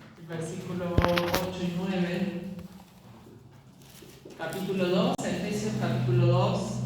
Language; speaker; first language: Spanish; native; Spanish